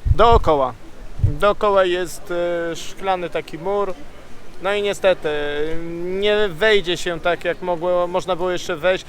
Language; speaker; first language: Polish; native; Polish